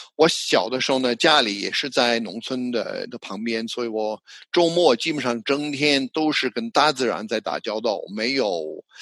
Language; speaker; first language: Chinese; non-native, fluent; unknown